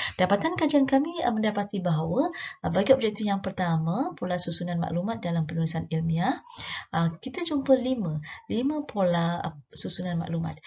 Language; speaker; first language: Malay; native; Malay